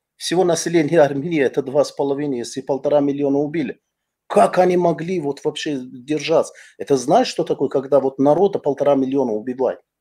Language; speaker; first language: Russian; non-native, fluent; Azerbaijani